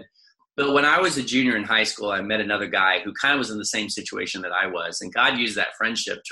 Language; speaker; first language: English; native; English